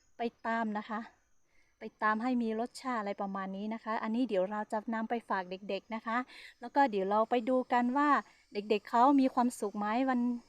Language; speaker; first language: Thai; non-native, local second language; Hmong